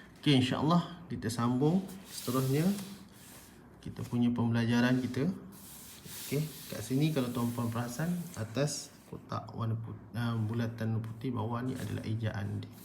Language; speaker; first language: Malay; native; Malay